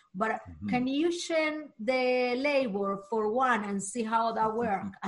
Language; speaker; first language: English; non-native, learner; Spanish